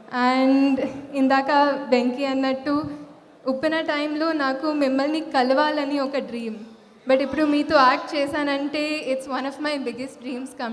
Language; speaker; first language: Telugu; non-native, fluent; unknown